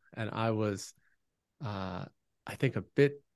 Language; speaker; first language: English; native; English